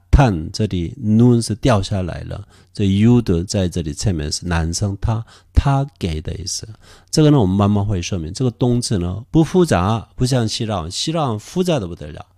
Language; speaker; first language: Chinese; non-native, fluent; Korean